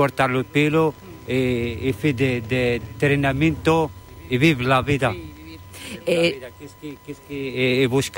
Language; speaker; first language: Spanish; non-native, learner; Arabic